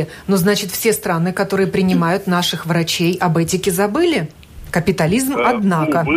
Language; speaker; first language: Russian; native; Russian